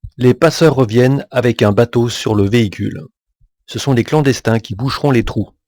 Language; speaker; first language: French; native; French